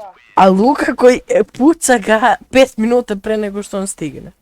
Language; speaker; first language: Bosnian; native; Bosnian